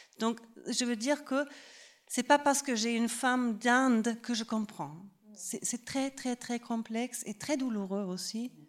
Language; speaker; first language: French; non-native, fluent; German